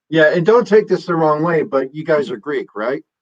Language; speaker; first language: English; native; English